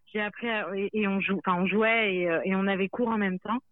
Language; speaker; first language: French; native; French